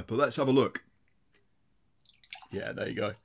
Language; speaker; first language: English; native; English